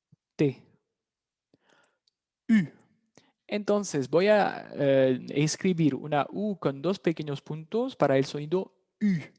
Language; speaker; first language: Spanish; non-native, fluent; French